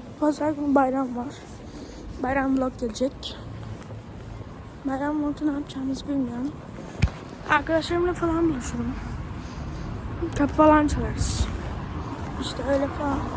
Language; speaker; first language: Turkish; early bilingual, heritage; Turkish